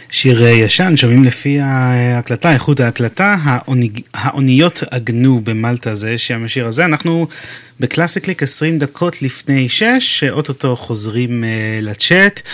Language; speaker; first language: Hebrew; native; Hebrew